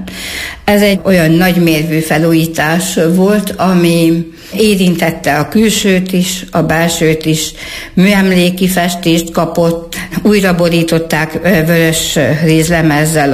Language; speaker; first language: Hungarian; native; Hungarian